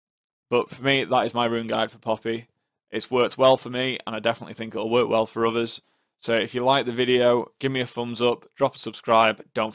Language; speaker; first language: English; native; English